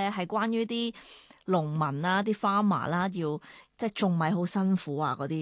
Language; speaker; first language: Cantonese; native; Cantonese